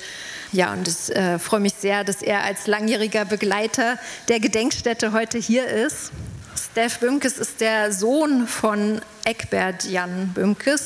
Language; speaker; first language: German; native; German